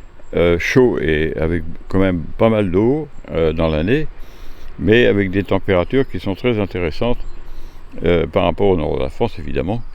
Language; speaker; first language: French; native; French